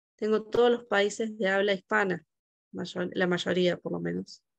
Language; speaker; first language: Spanish; native; Spanish